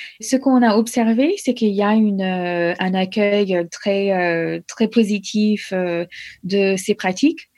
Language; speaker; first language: French; non-native, fluent; English